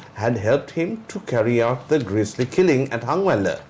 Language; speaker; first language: English; non-native, local second language; Sinhala